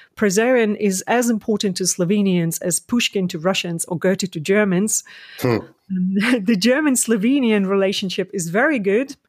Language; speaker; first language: English; non-native, fluent; Ukrainian